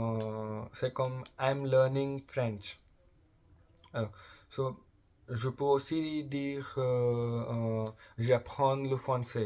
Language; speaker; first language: French; non-native, learner; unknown